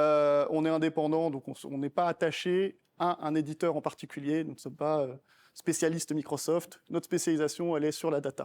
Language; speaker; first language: French; native; French